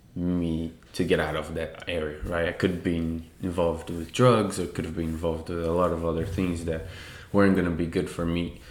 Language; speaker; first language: English; non-native, fluent; Portuguese